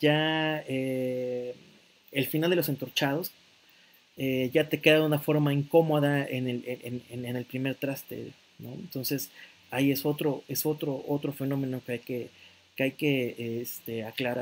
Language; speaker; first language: Spanish; native; Spanish